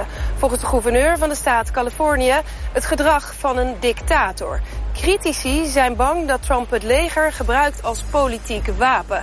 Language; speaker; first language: Dutch; native; Dutch